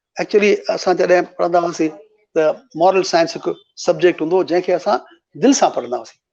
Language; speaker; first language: Sindhi; native; Sindhi